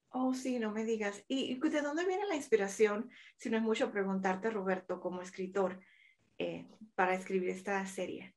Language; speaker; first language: Spanish; native; Spanish